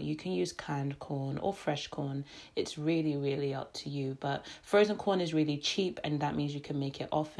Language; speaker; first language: English; native; English